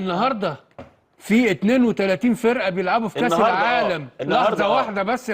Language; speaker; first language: Arabic; native; Arabic